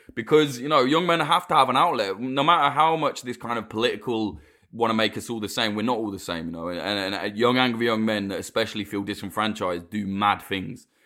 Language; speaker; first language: English; native; English